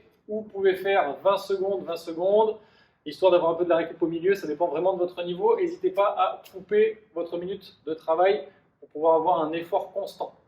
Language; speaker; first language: French; native; French